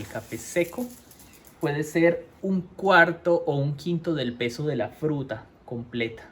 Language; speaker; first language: Spanish; native; Spanish